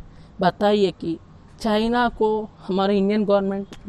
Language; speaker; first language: Hindi; non-native, local second language; Telugu